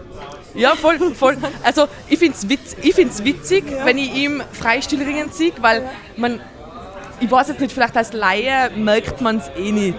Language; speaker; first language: German; native; German